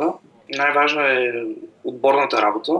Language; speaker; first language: Bulgarian; early bilingual, other home language; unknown